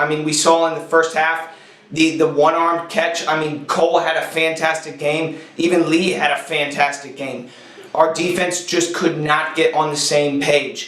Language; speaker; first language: English; native; English